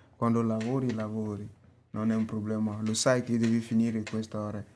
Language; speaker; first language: Italian; non-native, fluent; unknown